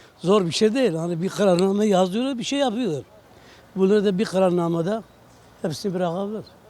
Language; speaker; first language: Turkish; non-native, local second language; Kurdish